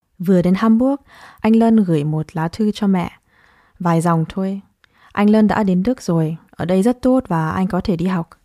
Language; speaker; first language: Vietnamese; early bilingual, heritage; Vietnamese